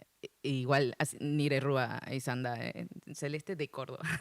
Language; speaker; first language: Basque; non-native, learner; Spanish